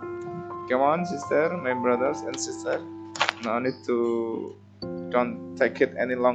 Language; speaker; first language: English; non-native, fluent; Indonesian